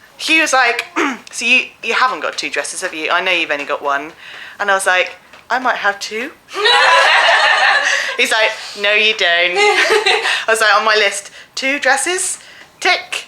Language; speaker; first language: English; native; English